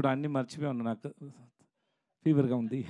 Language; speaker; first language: Telugu; non-native, learner; Tamil